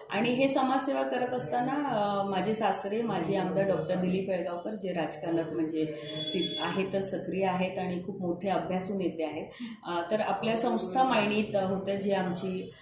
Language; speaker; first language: Marathi; non-native, local second language; Hindi